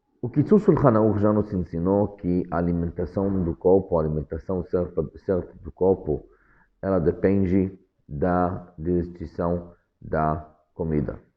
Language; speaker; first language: Portuguese; non-native, fluent; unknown